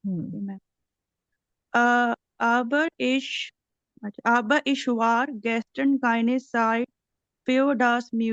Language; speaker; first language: German; non-native, learner; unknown